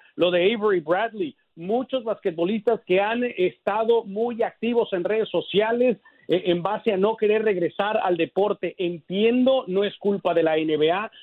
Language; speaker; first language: Spanish; early bilingual, heritage; Spanish